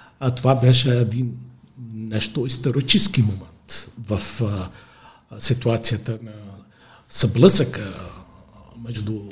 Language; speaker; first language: Bulgarian; non-native, fluent; Arabic